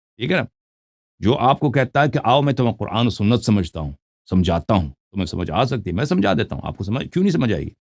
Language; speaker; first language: Urdu; non-native, fluent; Persian